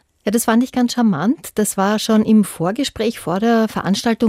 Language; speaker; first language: German; native; German